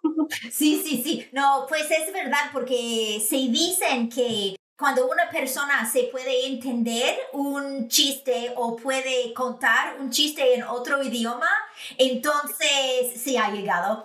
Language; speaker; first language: Spanish; non-native, fluent; English